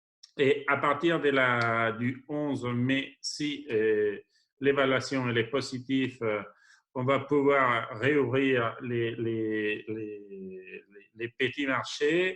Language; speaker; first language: French; non-native, fluent; Spanish